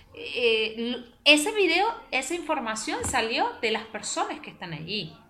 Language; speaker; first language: Spanish; native; Spanish